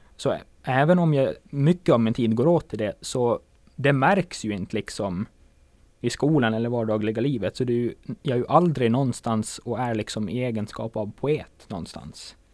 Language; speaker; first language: Swedish; native; Swedish